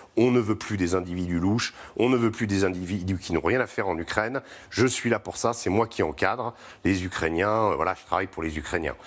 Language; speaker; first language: French; native; French